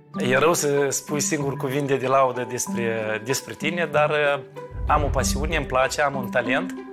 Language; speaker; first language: Romanian; native; Romanian